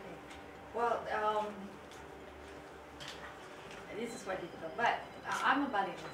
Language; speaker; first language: English; non-native, fluent; Balinese